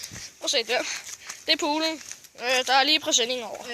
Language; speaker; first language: Danish; native; Danish